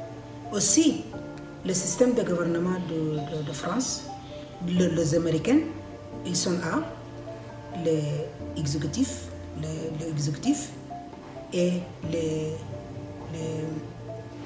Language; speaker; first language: French; non-native, learner; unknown